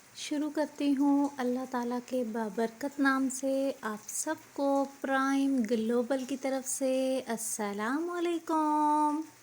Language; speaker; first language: Urdu; non-native, local second language; Punjabi